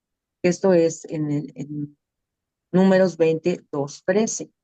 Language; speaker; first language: Spanish; native; Spanish